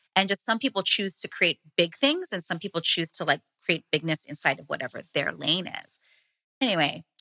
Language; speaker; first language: English; native; English